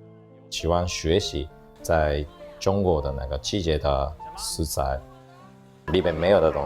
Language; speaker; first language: Chinese; non-native, learner; Japanese